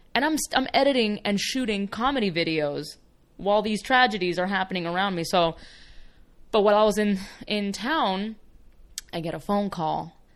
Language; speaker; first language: English; early bilingual, other home language; Spanish